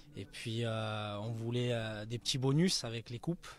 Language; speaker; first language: French; native; French